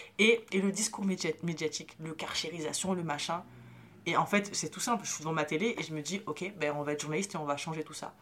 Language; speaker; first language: French; early bilingual, other home language; Arabic